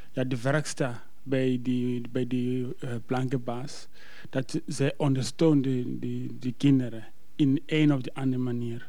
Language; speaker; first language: Dutch; non-native, fluent; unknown